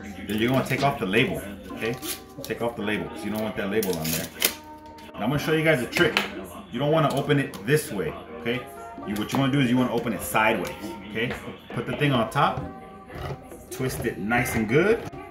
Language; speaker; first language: English; early bilingual, other home language; Spanish